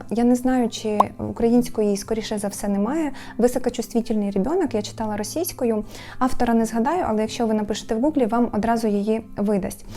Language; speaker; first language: Ukrainian; native; Ukrainian